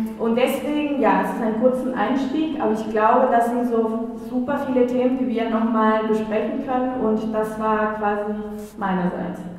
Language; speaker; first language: German; non-native, fluent; Spanish